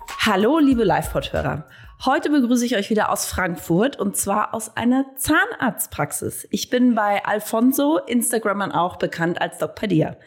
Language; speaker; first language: German; native; German